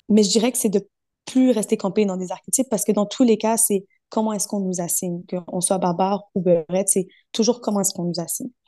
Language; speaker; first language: French; early bilingual, other home language; Arabic